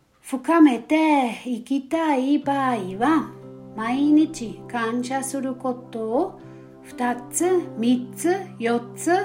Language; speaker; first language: Japanese; non-native, fluent; German